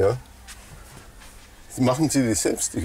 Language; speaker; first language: German; native; German